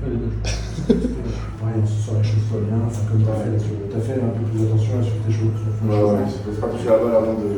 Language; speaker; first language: French; native; French